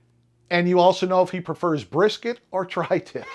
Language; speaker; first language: English; native; English